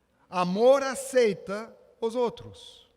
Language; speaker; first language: Portuguese; non-native, fluent; English